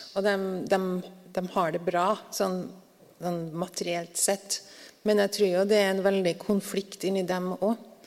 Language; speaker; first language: Norwegian; native; Norwegian